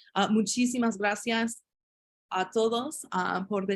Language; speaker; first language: Spanish; non-native, fluent; English